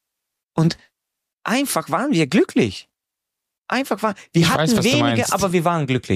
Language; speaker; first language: German; non-native, fluent; Hungarian